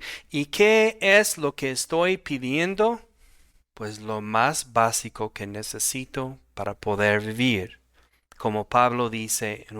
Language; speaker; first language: Spanish; non-native, fluent; English